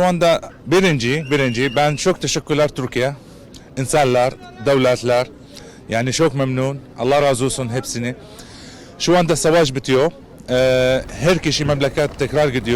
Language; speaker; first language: Turkish; non-native, learner; Arabic